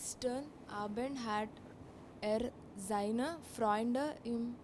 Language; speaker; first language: German; non-native, learner; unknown